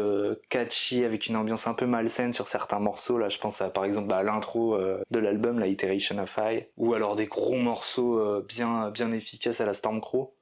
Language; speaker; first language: French; native; French